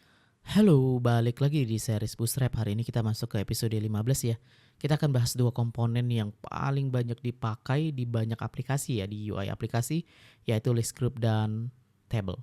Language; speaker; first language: Indonesian; native; Indonesian